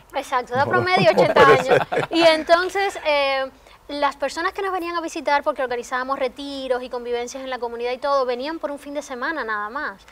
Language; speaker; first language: Spanish; native; Spanish